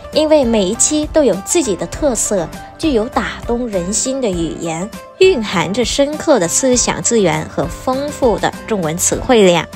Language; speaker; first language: Chinese; non-native, fluent; Vietnamese